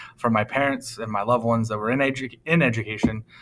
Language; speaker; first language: English; native; English